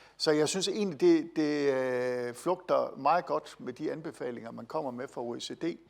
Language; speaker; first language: Danish; native; Danish